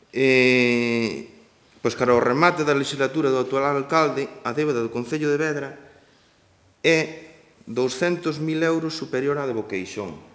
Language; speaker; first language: Galician; native; Galician